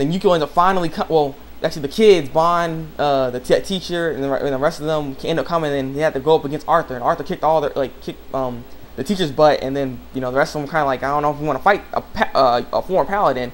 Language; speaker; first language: English; native; English